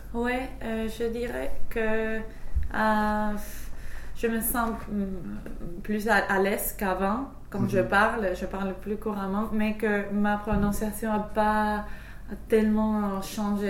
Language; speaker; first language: French; non-native, fluent; English